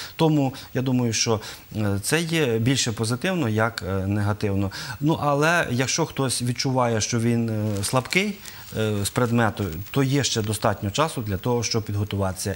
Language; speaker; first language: Ukrainian; native; Ukrainian